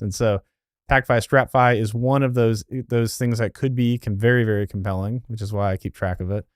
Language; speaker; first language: English; native; English